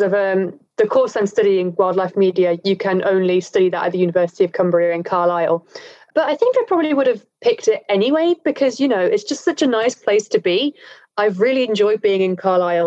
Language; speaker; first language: English; native; English